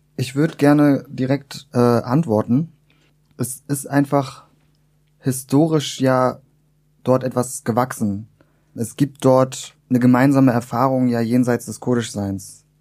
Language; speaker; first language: German; early bilingual, other home language; Turkish